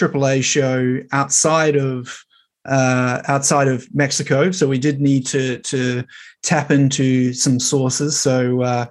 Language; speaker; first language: English; native; English